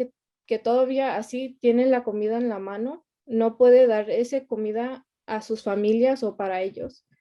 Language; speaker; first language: Spanish; early bilingual, heritage; Spanish